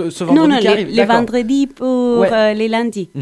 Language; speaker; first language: French; non-native, learner; Spanish